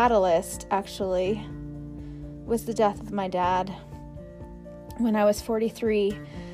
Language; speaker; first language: English; native; English